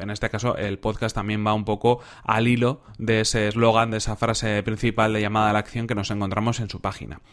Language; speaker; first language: Spanish; native; Spanish